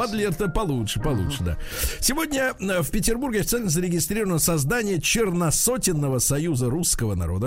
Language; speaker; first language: Russian; native; Russian